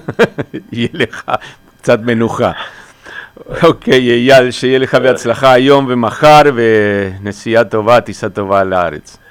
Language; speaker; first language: Hebrew; non-native, learner; Spanish